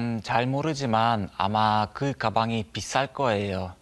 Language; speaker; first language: Korean; non-native, learner; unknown